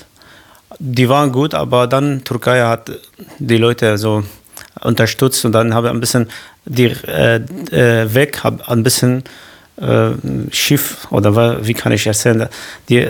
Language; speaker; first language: German; non-native, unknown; Kurdish